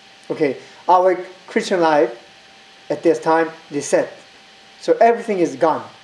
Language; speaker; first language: English; non-native, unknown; Korean